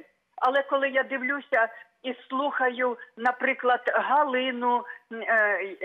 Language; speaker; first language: Ukrainian; native; Ukrainian